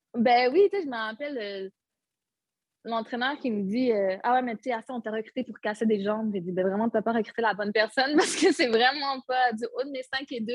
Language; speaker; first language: French; early bilingual, other home language; Arabic